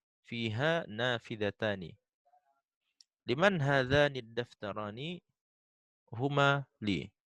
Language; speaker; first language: Arabic; non-native, fluent; Indonesian